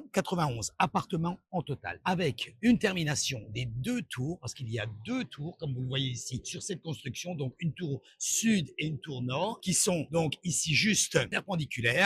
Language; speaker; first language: French; native; French